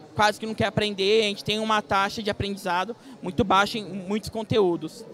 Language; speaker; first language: Portuguese; native; Portuguese